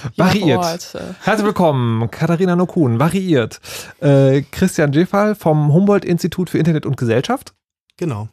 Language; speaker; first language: German; native; German